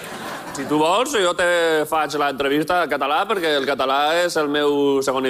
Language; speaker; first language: Catalan; non-native, local second language; Spanish